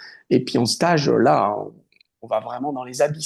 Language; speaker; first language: French; native; French